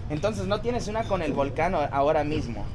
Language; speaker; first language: Spanish; non-native, fluent; English